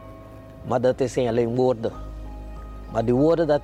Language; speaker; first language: Dutch; non-native, local second language; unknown